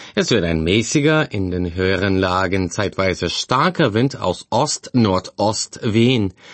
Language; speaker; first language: German; non-native, fluent; Bulgarian